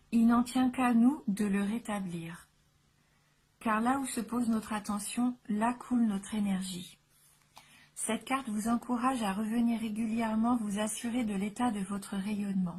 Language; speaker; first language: French; native; French